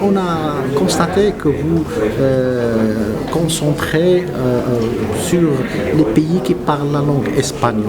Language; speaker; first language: French; non-native, local second language; Arabic